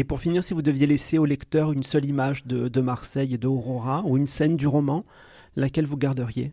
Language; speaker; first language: French; native; French